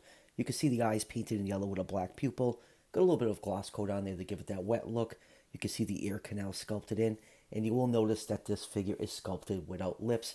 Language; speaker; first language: English; native; English